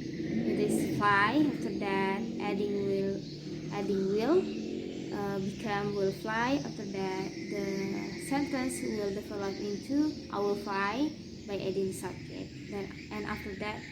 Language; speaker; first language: English; non-native, learner; Indonesian